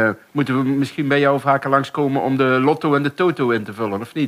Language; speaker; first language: Dutch; native; Dutch